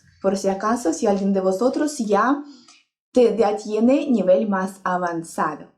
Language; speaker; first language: Spanish; non-native, fluent; Russian